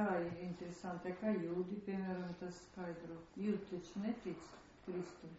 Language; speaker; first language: Latvian; non-native, local second language; Russian